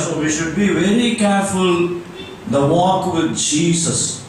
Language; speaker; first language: English; non-native, local second language; Tamil